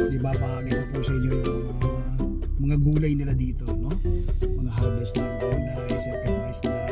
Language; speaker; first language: Filipino; native; Filipino